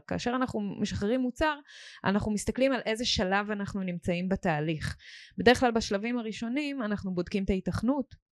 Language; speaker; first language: Hebrew; native; Hebrew